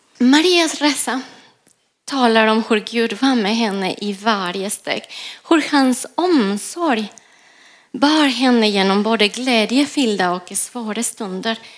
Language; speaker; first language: Swedish; non-native, fluent; Spanish